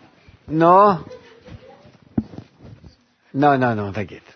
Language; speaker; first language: Hebrew; non-native, fluent; Russian